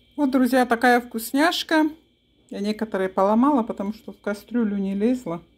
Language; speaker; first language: Russian; non-native, local second language; Avaric